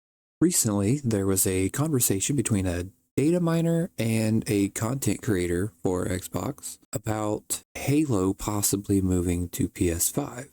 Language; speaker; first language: English; native; English